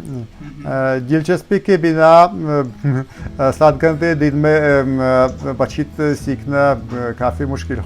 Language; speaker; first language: Hindi; non-native, learner; Russian